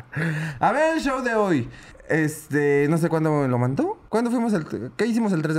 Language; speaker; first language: Spanish; native; Spanish